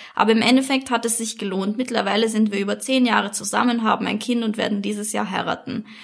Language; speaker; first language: German; native; German